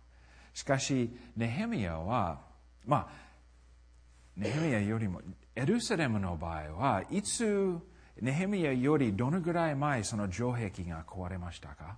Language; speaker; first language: Japanese; non-native, fluent; English